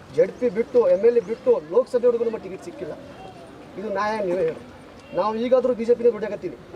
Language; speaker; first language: Kannada; non-native, local second language; Lambadi